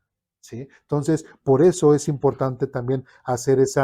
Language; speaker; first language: Spanish; native; Spanish